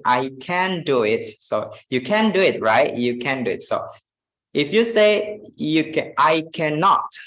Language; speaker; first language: English; non-native, fluent; Indonesian